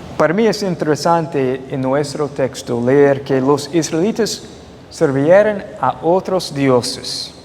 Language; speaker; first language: Spanish; non-native, fluent; English